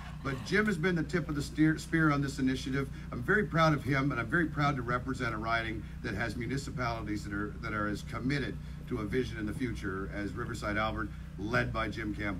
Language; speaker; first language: English; native; English